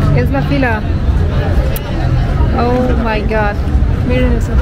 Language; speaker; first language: Spanish; non-native, learner; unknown